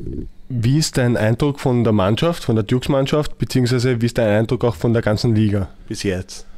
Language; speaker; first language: German; native; German